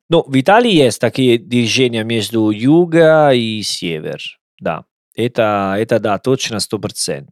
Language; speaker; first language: Russian; non-native, learner; Italian